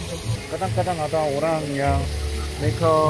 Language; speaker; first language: Indonesian; non-native, learner; Korean